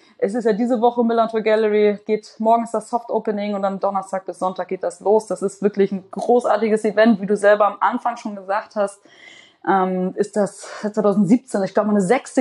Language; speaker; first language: German; native; German